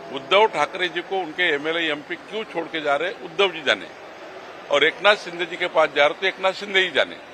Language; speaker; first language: Hindi; non-native, local second language; Marathi